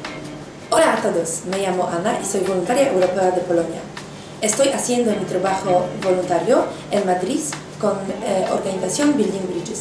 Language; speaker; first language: Spanish; non-native, fluent; Polish